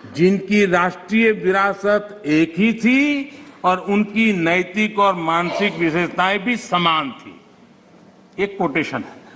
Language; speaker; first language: Hindi; non-native, local second language; Gujarati